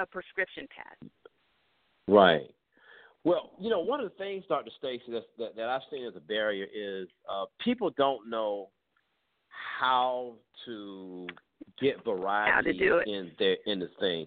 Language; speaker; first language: English; native; English